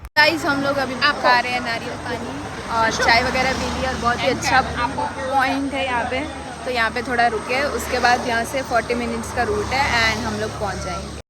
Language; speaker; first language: Hindi; non-native, local second language; Gujarati